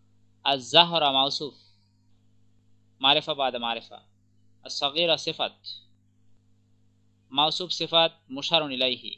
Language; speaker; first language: Arabic; non-native, learner; Bangla